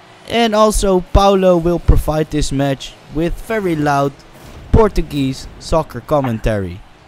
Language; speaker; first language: English; non-native, learner; Dutch